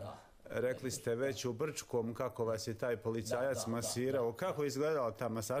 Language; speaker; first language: Serbian; native; Serbian